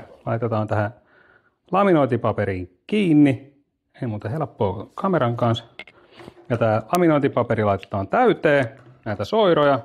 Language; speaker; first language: Finnish; native; Finnish